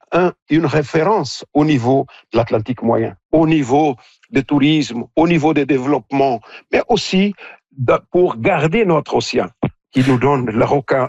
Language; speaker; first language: French; non-native, local second language; Portuguese